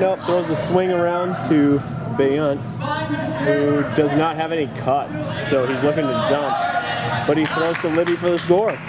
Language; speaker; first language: English; native; English